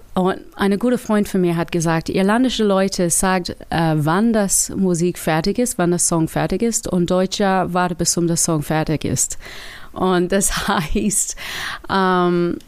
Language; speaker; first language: German; non-native, learner; English